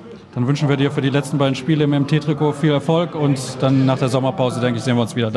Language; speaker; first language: German; native; German